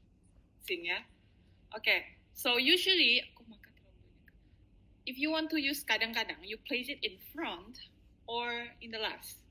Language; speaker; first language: English; non-native, fluent; Indonesian